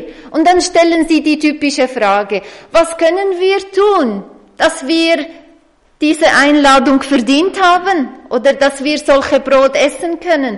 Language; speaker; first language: German; non-native, fluent; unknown